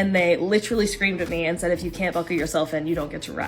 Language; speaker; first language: English; native; English